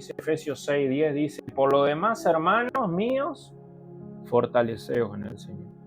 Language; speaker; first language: Spanish; native; Spanish